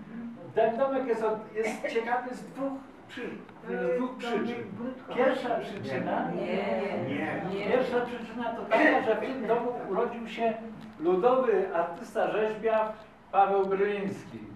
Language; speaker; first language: Polish; native; Polish